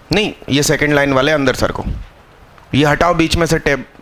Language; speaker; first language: Hindi; non-native, local second language; Gujarati